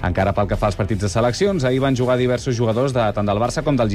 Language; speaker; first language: Catalan; native; Catalan